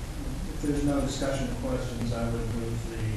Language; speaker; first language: English; native; English